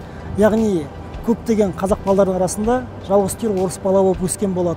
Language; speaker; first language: Kazakh; non-native, local second language; Russian